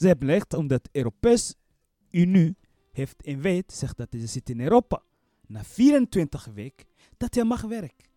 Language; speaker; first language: Dutch; non-native, learner; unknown